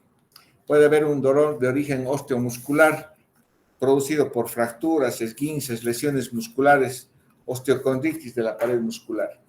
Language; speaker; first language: Spanish; native; Spanish